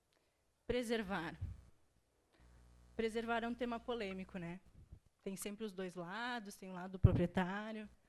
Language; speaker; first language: Portuguese; native; Portuguese